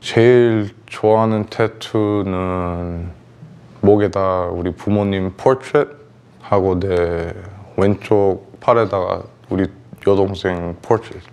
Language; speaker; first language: Korean; early bilingual, heritage; Korean